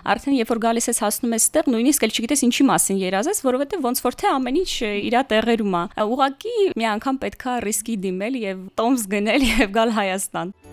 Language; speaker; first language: Armenian; early bilingual, heritage; Armenian